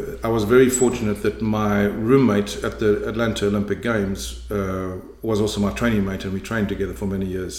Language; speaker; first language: English; native; English